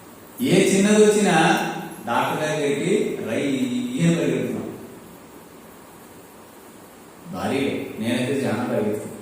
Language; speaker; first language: Telugu; native; Telugu